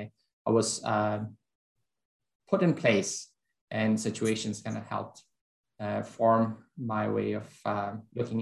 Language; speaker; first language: English; non-native, fluent; Persian